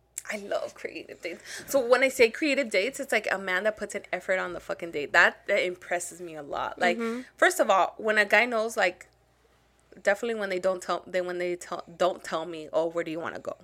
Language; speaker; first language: English; early bilingual, other home language; Spanish